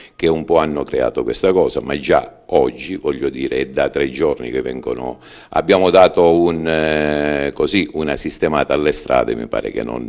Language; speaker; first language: Italian; native; Italian